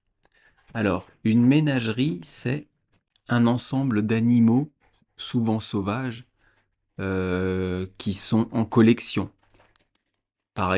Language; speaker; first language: French; native; French